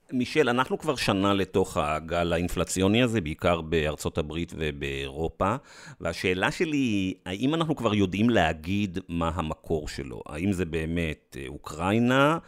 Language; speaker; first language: Hebrew; native; Hebrew